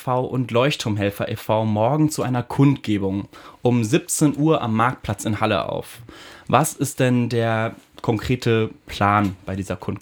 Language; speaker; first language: German; native; German